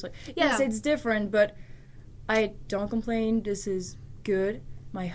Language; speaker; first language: English; non-native, learner; French